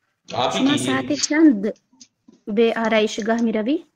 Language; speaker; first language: Persian; non-native, learner; Urdu